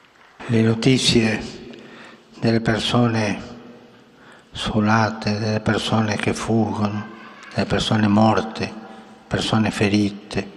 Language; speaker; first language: Italian; non-native, fluent; Spanish